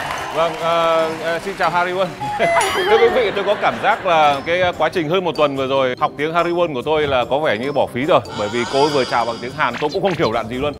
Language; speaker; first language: Vietnamese; native; Vietnamese